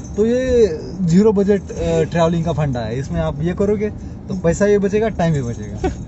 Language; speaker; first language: Hindi; non-native, local second language; Marathi